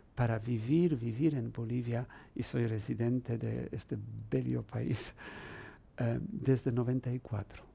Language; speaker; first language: Spanish; non-native, fluent; Polish